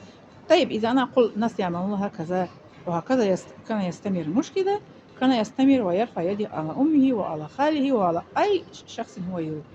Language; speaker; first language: Arabic; non-native, fluent; Tajik